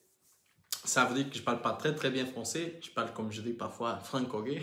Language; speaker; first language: French; non-native, learner; Portuguese